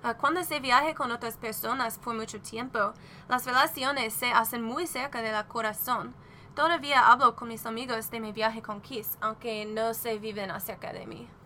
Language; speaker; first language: Spanish; non-native, learner; English